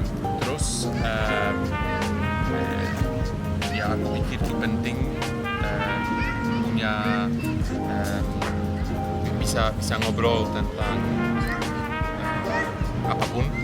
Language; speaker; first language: Indonesian; non-native, fluent; Polish